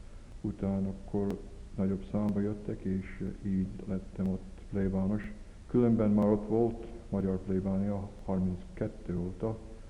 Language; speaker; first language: Hungarian; early bilingual, heritage; Hungarian